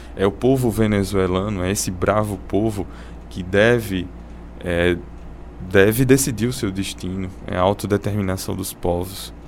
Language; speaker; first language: Portuguese; native; Portuguese